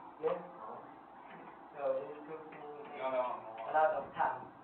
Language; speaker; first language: English; non-native, learner; Chinese